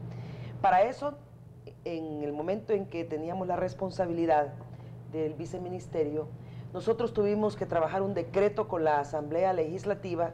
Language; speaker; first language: Spanish; native; Spanish